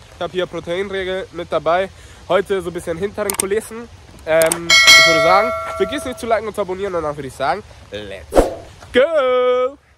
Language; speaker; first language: German; early bilingual, other home language; Spanish